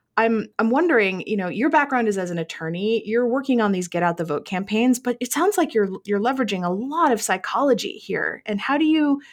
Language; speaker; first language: English; native; English